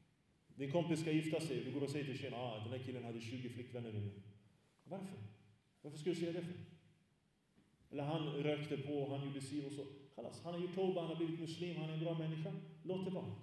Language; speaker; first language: Swedish; early bilingual, other home language; Arabic